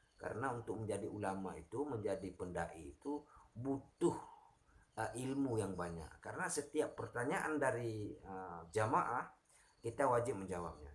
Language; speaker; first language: Indonesian; native; Indonesian